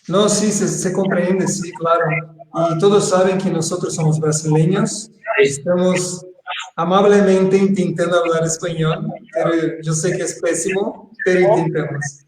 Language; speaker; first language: Spanish; non-native, fluent; Portuguese